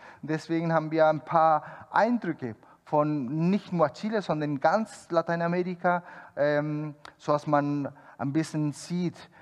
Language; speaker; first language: German; non-native, fluent; Spanish